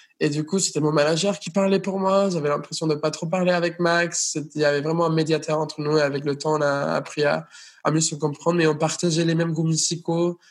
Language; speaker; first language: French; non-native, fluent; Spanish